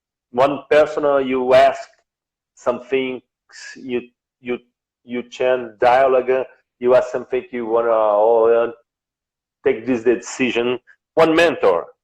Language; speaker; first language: English; non-native, learner; Portuguese